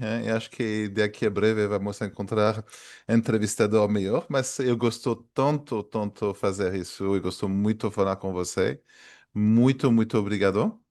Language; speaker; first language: Portuguese; non-native, fluent; French